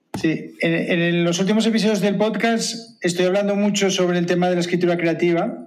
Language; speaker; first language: Spanish; native; Spanish